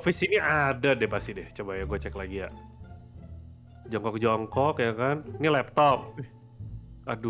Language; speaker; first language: Indonesian; native; Indonesian